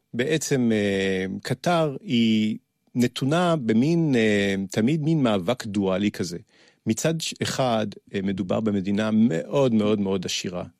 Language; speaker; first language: Hebrew; early bilingual, other home language; French